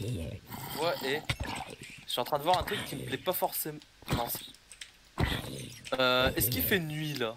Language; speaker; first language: French; native; French